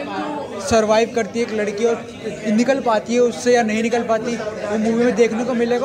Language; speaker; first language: Hindi; native; Hindi